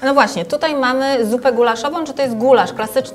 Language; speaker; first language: Polish; native; Polish